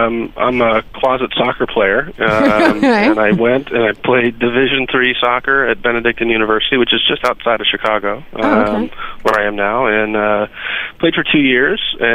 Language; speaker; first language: English; native; English